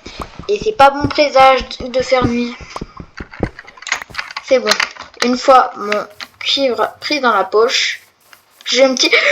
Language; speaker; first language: French; native; French